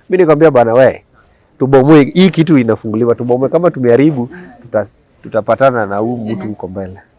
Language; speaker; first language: Swahili; non-native, local second language; Luo (Kenya and Tanzania)